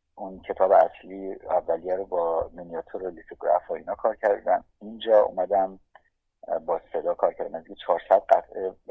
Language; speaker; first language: Persian; native; Persian